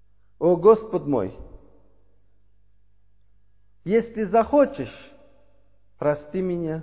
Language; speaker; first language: Russian; non-native, learner; Uzbek